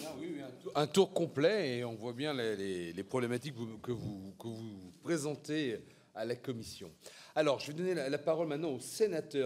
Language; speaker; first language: French; native; French